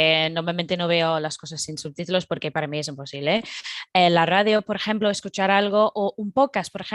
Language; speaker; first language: Spanish; non-native, fluent; English